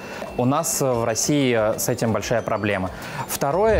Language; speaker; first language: Russian; native; Russian